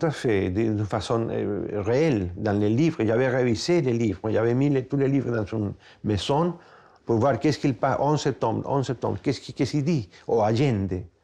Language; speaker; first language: French; non-native, fluent; Spanish